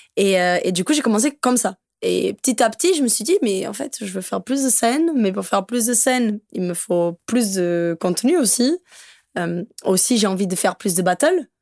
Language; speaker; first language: French; non-native, fluent; Portuguese